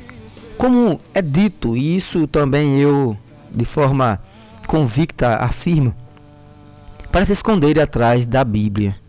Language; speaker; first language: Portuguese; native; Portuguese